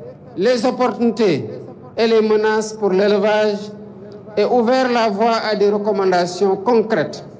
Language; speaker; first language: French; non-native, local second language; Wolof